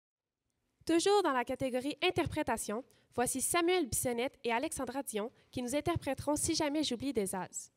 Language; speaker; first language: French; native; French